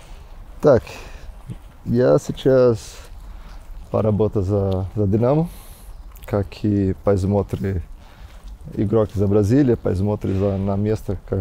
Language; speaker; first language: Russian; non-native, learner; Portuguese